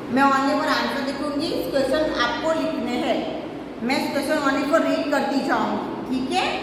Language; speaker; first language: Hindi; non-native, local second language; Gujarati